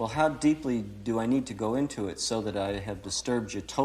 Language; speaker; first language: English; native; English